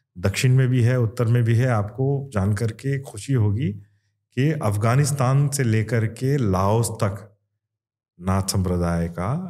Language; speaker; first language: Hindi; non-native, local second language; Kannada